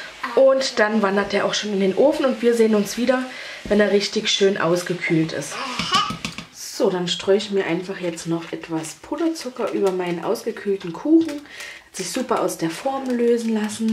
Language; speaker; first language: German; native; German